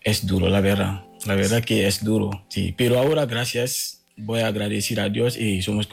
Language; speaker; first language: Spanish; non-native, learner; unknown